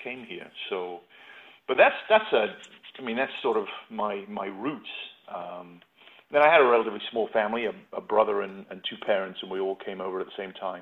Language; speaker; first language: English; native; English